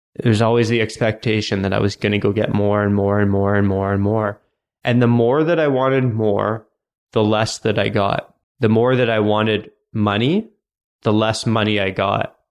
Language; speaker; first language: English; native; English